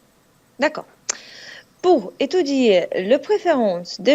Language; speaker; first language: French; non-native, fluent; Russian